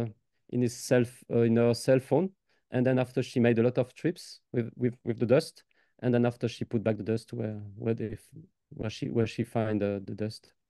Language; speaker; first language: English; non-native, fluent; French